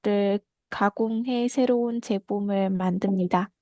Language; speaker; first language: Korean; non-native, fluent; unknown